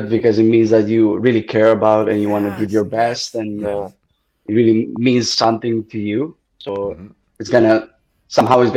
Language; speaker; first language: English; non-native, fluent; Italian